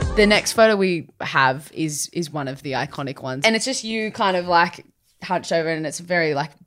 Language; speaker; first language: English; native; English